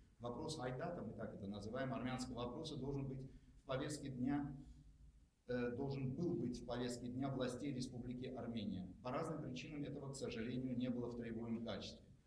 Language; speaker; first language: Russian; non-native, local second language; Armenian